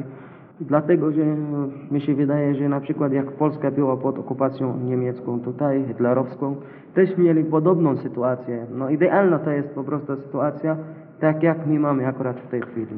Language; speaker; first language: Polish; non-native, fluent; Arabic